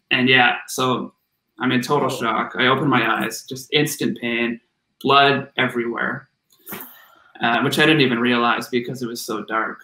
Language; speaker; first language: English; native; English